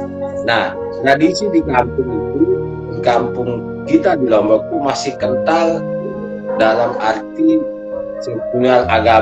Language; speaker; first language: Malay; non-native, local second language; Sasak